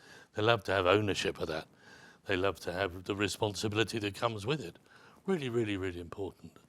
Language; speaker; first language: English; native; English